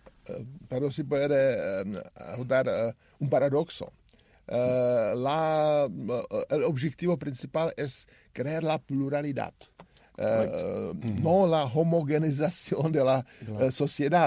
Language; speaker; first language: Spanish; non-native, learner; Czech